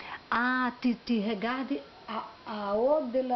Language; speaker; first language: French; non-native, learner; Portuguese